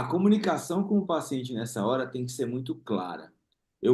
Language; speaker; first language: Portuguese; native; Portuguese